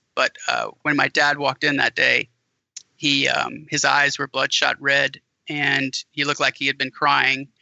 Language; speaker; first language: English; native; English